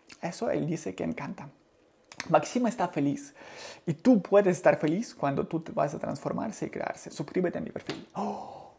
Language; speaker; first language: Spanish; non-native, learner; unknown